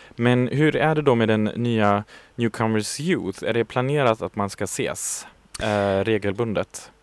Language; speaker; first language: Swedish; non-native, fluent; German